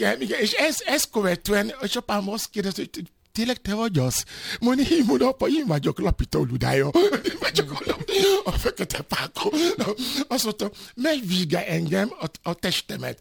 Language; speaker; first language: Hungarian; non-native, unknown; Yoruba